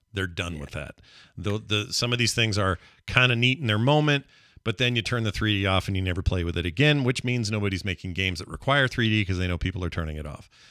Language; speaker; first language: English; native; English